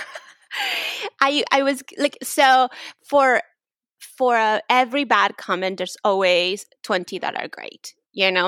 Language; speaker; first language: English; non-native, fluent; Spanish